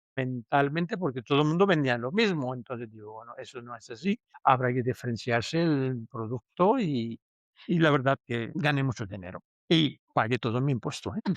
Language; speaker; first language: Spanish; non-native, fluent; Urdu